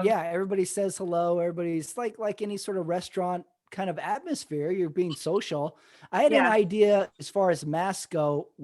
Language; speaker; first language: English; native; English